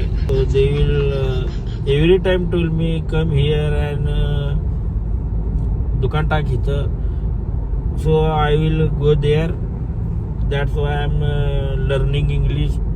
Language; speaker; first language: English; non-native, learner; Marathi